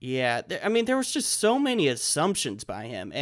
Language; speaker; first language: English; native; English